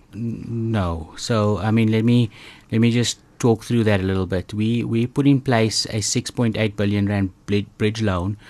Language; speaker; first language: English; native; English